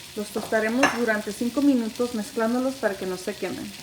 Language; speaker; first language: Spanish; early bilingual, heritage; Spanish